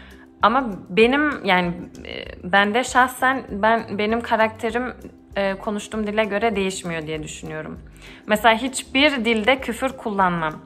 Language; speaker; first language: Turkish; early bilingual, heritage; Turkish